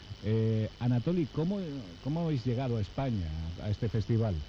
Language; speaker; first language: Spanish; native; Spanish